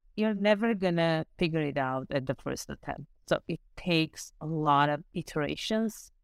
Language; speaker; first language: English; non-native, fluent; Armenian